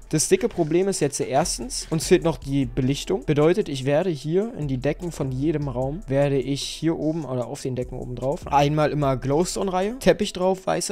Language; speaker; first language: German; native; German